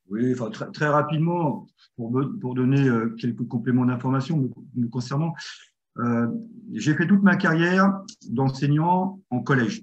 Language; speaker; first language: French; native; French